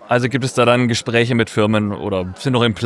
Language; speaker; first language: German; native; German